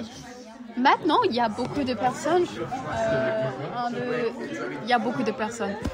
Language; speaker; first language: French; non-native, learner; English